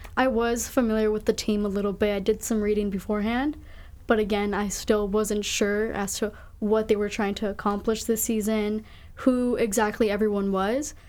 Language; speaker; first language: English; native; English